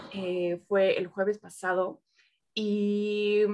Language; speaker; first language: Spanish; native; Spanish